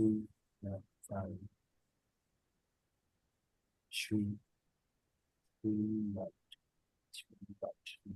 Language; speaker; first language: German; non-native, learner; Bangla